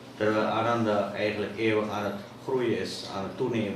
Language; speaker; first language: Dutch; native; Dutch